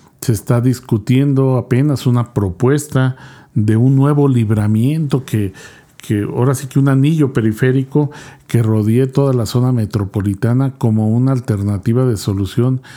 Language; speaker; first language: Spanish; native; Spanish